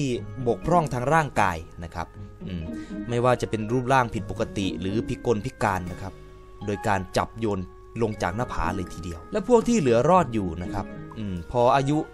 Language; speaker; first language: Thai; native; Thai